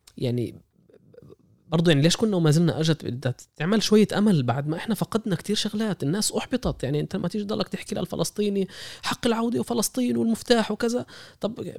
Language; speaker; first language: Arabic; native; Arabic